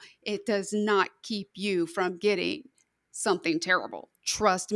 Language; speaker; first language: English; native; English